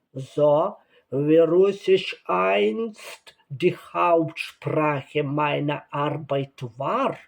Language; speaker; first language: German; non-native, learner; Ukrainian